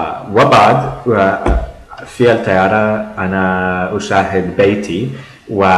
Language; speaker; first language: Arabic; non-native, learner; English